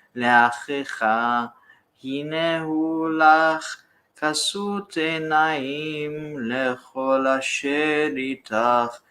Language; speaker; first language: Hebrew; non-native, learner; English